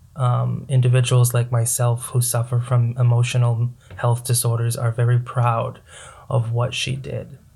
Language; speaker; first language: English; native; English